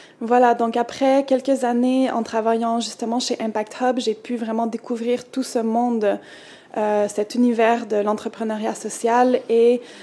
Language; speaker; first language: French; native; French